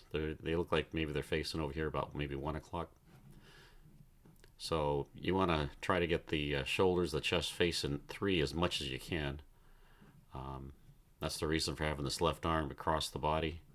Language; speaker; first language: English; native; English